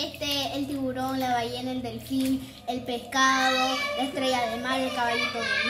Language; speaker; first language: Spanish; native; Spanish